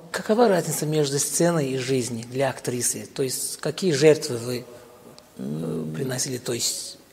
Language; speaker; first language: Russian; non-native, local second language; Azerbaijani